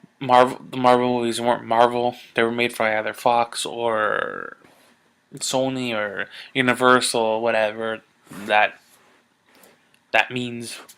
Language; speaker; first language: English; native; English